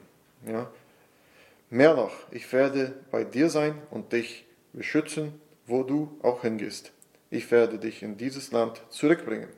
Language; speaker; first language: German; non-native, fluent; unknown